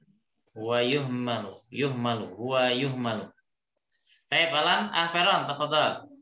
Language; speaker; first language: Arabic; non-native, fluent; Indonesian